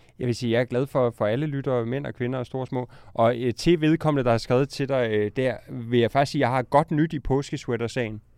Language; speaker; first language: Danish; native; Danish